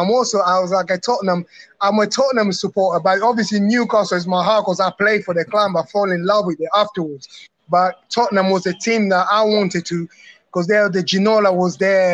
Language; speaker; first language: English; native; English